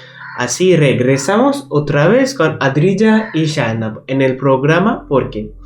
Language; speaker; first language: Spanish; non-native, learner; Bangla